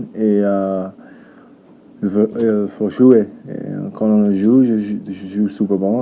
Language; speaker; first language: French; non-native, learner; English